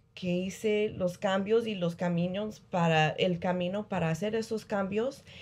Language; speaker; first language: Spanish; early bilingual, heritage; Spanish